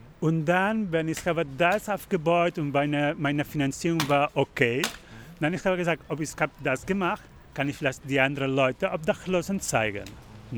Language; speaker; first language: German; non-native, learner; Spanish